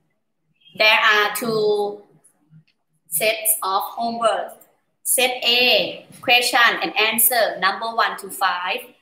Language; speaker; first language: English; non-native, learner; Thai